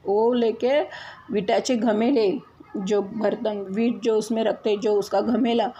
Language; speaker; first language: Hindi; non-native, local second language; Marathi